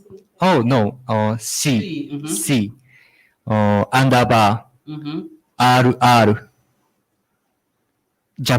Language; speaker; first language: English; non-native, learner; Japanese